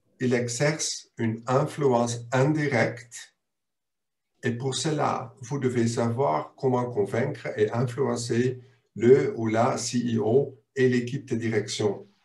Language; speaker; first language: French; non-native, local second language; German